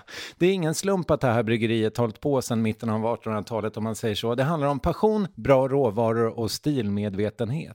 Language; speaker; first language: Swedish; native; Swedish